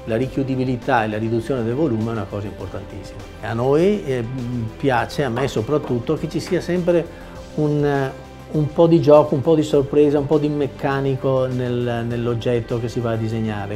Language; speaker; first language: Italian; native; Italian